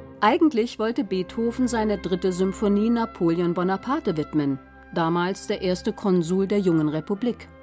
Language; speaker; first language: German; native; German